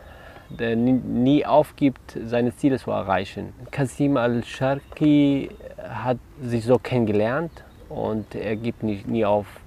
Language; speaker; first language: German; non-native, learner; Kurdish